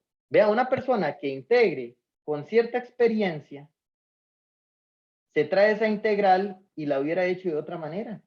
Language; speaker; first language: Spanish; native; Spanish